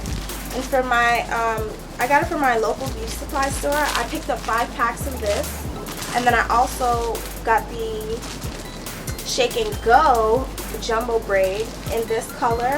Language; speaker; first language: English; native; English